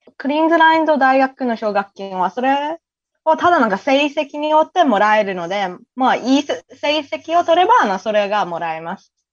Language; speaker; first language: Japanese; non-native, fluent; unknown